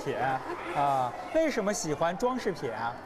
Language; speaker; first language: Chinese; native; Chinese